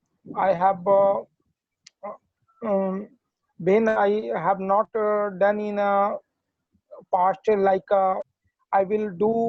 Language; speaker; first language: English; non-native, learner; Hindi